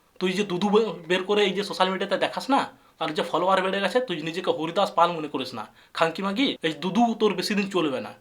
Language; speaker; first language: Bangla; non-native, local second language; Santali